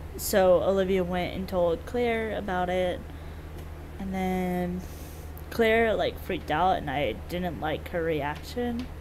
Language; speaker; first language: English; native; English